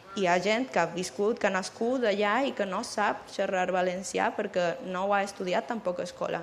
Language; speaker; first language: Catalan; early bilingual, other home language; Spanish